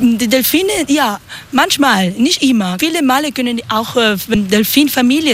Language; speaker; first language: German; non-native, learner; Spanish